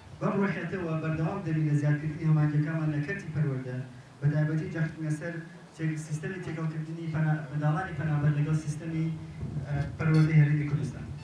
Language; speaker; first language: Central Kurdish; non-native, learner; Korean